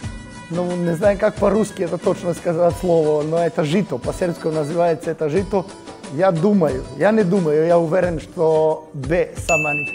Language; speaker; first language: Russian; non-native, learner; Serbian